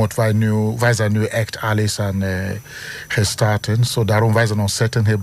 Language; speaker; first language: Dutch; non-native, fluent; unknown